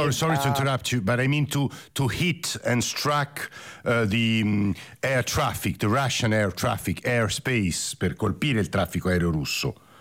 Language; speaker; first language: English; non-native, fluent; Italian